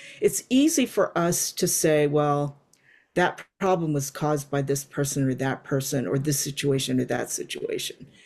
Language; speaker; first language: English; native; English